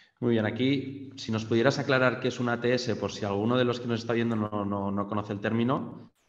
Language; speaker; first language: Spanish; native; Spanish